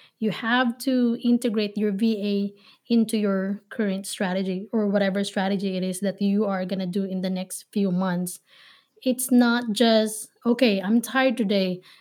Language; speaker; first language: English; non-native, local second language; Filipino